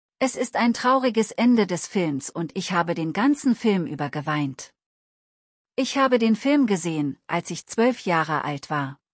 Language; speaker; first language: German; non-native, learner; Telugu